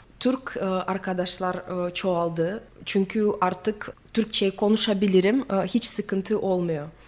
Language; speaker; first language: Turkish; non-native, fluent; Russian